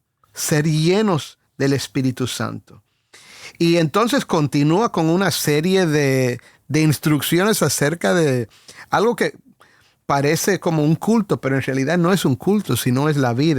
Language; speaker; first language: Spanish; native; Spanish